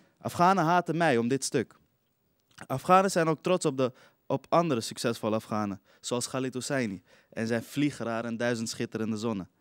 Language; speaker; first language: Dutch; early bilingual, other home language; Persian